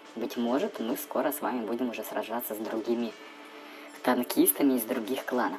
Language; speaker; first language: Russian; native; Russian